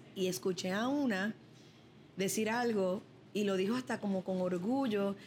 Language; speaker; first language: Spanish; early bilingual, other home language; English